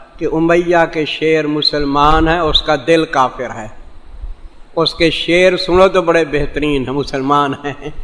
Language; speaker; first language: Urdu; non-native, local second language; Saraiki